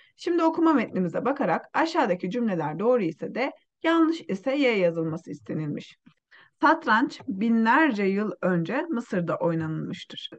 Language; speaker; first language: Turkish; non-native, fluent; Uyghur